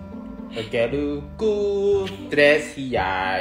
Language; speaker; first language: Portuguese; non-native, learner; Chinese